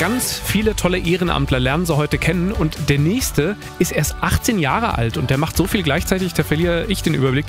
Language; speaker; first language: German; native; German